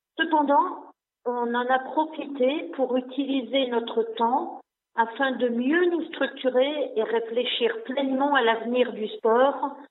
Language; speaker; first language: French; non-native, local second language; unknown